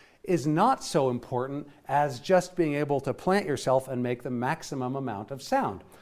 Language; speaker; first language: English; native; English